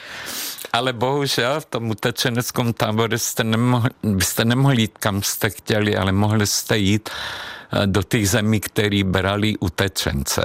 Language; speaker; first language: Czech; non-native, fluent; Hungarian